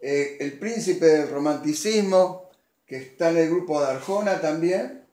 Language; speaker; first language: Spanish; native; Spanish